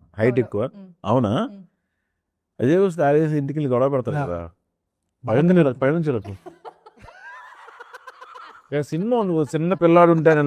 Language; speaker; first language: Telugu; native; Telugu